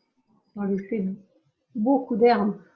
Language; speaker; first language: French; native; French